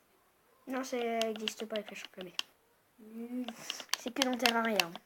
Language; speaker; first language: French; native; French